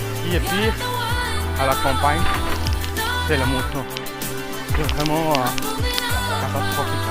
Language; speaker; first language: French; non-native, fluent; Hindi